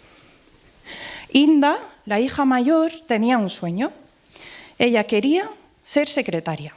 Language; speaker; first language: Spanish; non-native, fluent; Norwegian